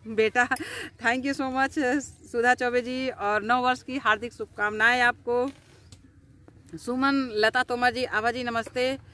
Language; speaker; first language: Hindi; native; Hindi